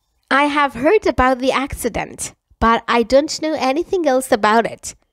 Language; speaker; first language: English; non-native, fluent; Persian